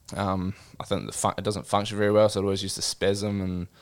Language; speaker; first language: English; native; English